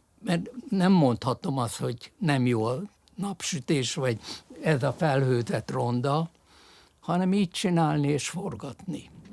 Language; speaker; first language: Hungarian; early bilingual, other home language; French